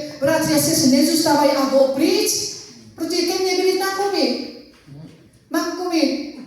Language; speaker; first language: Czech; non-native, learner; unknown